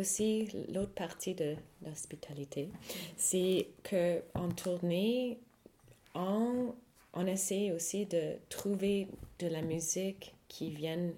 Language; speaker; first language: French; non-native, fluent; English